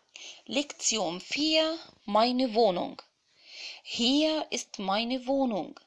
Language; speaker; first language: German; non-native, fluent; Arabic